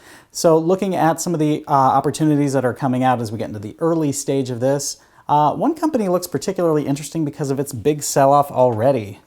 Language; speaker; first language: English; native; English